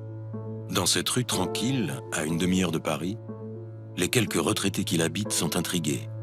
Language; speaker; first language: French; native; French